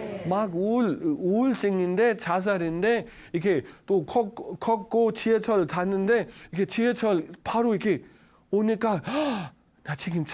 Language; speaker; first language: Korean; non-native, learner; Danish